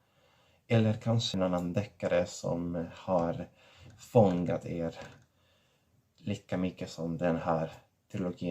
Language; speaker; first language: Swedish; non-native, fluent; Catalan